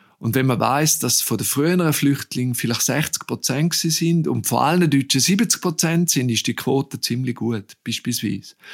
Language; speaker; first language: German; native; German